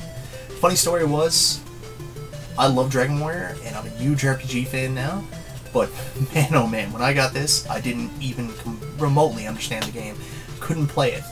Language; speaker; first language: English; native; English